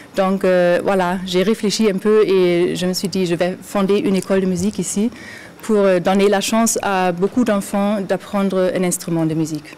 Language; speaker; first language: French; non-native, fluent; German